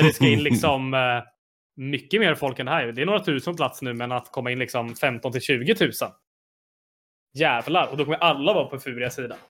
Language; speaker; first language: Swedish; native; Swedish